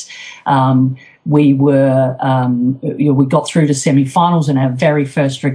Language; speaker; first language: English; native; English